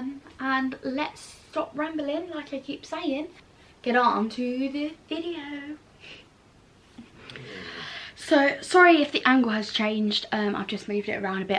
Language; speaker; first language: English; native; English